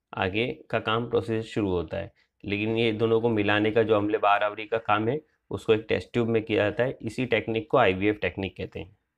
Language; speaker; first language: Urdu; native; Urdu